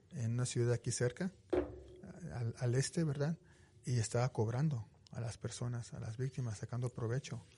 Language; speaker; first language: Spanish; native; Spanish